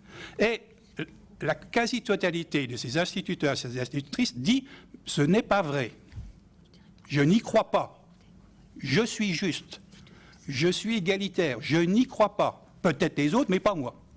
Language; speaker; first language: French; native; French